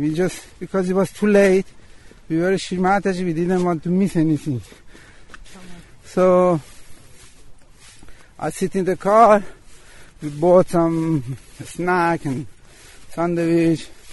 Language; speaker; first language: English; non-native, fluent; Persian